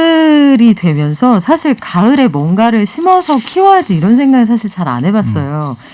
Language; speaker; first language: Korean; native; Korean